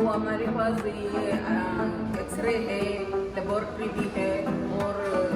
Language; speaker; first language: Hindi; non-native, learner; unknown